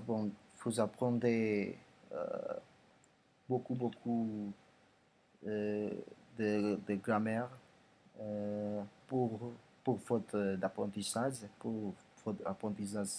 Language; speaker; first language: French; non-native, learner; Indonesian